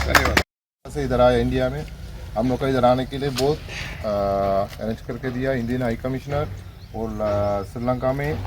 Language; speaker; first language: Hindi; non-native, learner; Tamil